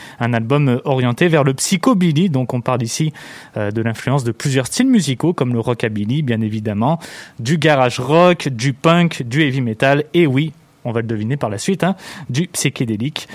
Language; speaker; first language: French; native; French